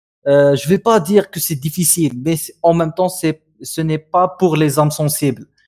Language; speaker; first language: French; non-native, local second language; Arabic